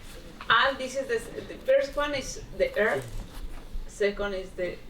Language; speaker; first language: English; non-native, learner; Spanish